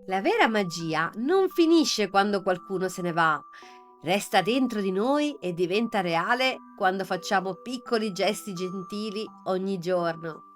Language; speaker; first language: Italian; native; Italian